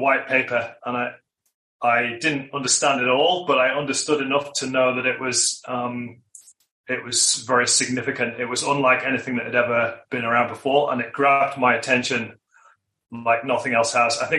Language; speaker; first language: English; native; English